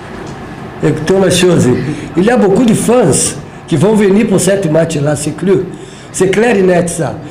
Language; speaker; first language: French; non-native, learner; Portuguese